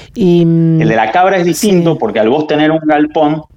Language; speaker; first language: Spanish; native; Spanish